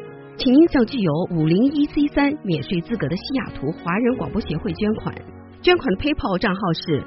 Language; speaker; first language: Chinese; native; Chinese